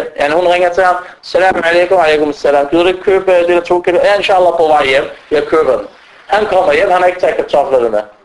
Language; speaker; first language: Danish; non-native, fluent; Arabic